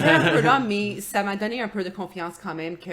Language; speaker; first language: French; non-native, local second language; English